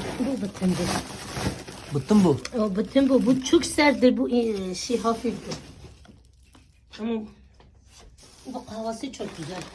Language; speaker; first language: Turkish; non-native, local second language; Kurdish